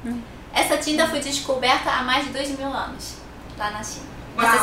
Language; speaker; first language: Portuguese; non-native, fluent; Chinese